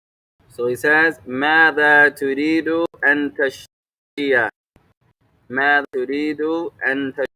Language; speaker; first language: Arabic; non-native, fluent; English